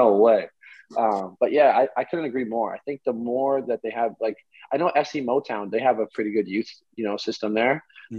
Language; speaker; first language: English; early bilingual, other home language; Greek